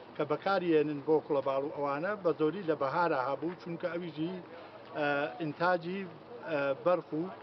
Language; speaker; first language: Central Kurdish; non-native, local second language; Gurani